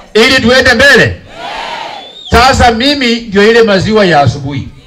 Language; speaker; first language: Swahili; non-native, local second language; Luyia